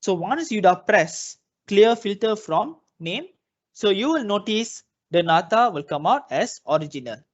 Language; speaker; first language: English; non-native, local second language; Malay